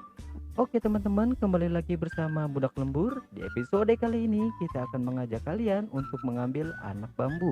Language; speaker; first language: Indonesian; non-native, local second language; Sundanese